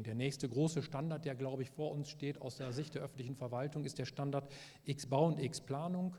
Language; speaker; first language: German; native; German